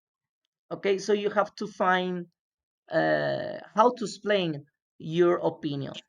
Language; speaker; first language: English; non-native, fluent; Spanish